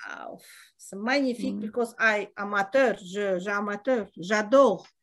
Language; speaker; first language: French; non-native, learner; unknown